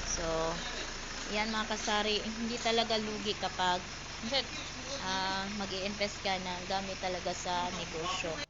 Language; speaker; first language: Filipino; native; Filipino